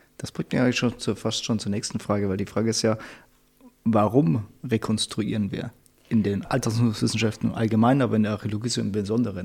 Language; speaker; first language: German; native; German